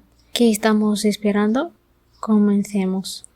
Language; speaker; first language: Spanish; non-native, learner; Arabic